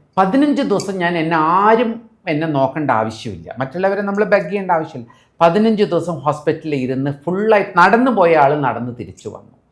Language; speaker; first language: Malayalam; early bilingual, heritage; Malayalam